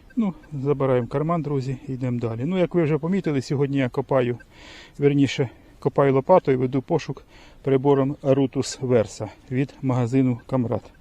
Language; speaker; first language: Ukrainian; native; Ukrainian